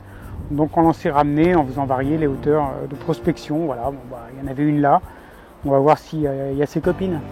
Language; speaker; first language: French; native; French